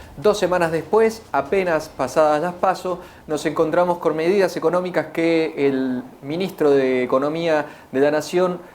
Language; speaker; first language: Spanish; native; Spanish